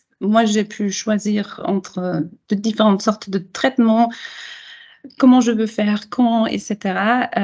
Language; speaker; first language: French; non-native, fluent; German